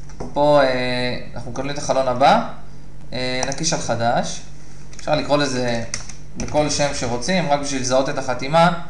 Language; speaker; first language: Hebrew; native; Hebrew